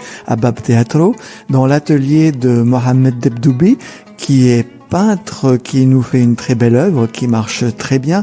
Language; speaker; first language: French; native; French